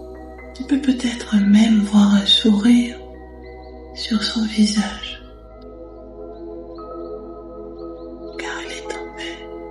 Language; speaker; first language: French; native; French